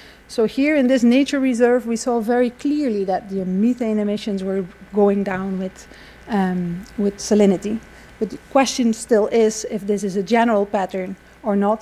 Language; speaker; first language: English; non-native, fluent; Dutch